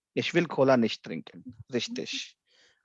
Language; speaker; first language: German; non-native, fluent; Hindi